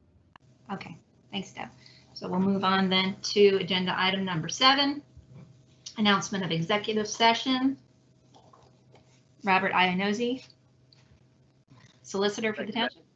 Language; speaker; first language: English; native; English